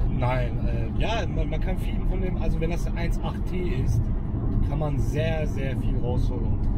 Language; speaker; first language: German; early bilingual, other home language; Turkish